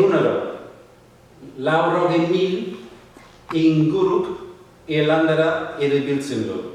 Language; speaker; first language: Basque; non-native, fluent; English